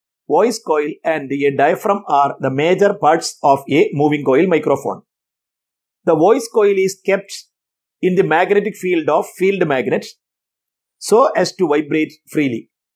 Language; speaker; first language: English; non-native, local second language; Malayalam